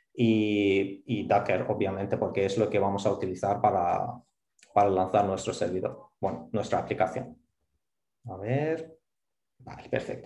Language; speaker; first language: Spanish; non-native, fluent; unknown